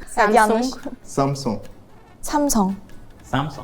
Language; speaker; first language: Turkish; non-native, fluent; Korean